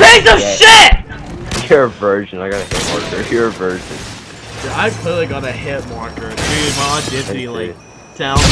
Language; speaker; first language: English; native; English